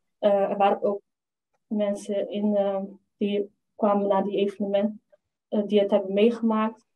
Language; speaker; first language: Dutch; early bilingual, other home language; Somali